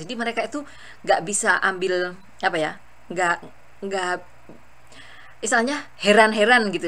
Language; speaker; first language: Indonesian; native; Indonesian